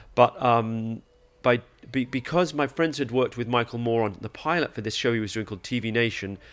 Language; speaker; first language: English; native; English